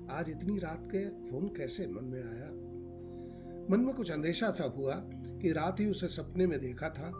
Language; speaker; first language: Hindi; native; Hindi